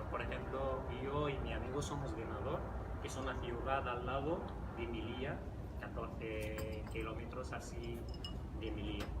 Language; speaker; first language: Spanish; non-native, fluent; Riffian